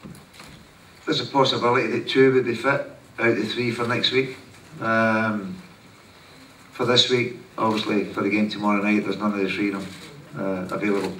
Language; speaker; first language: English; native; English